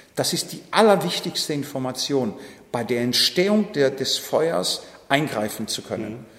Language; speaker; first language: German; non-native, fluent; Greek